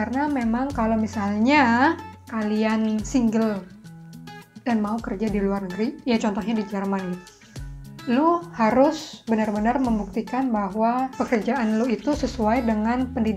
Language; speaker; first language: Indonesian; native; Indonesian